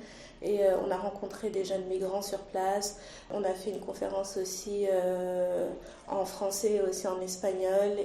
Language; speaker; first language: French; early bilingual, other home language; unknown